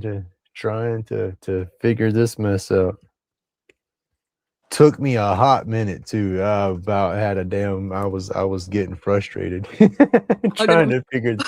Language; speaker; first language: English; native; English